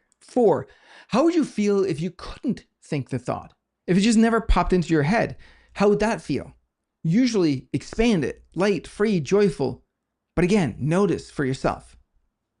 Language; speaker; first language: English; non-native, fluent; Danish